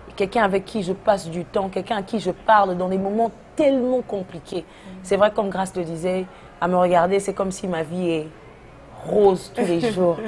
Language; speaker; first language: French; non-native, local second language; Lingala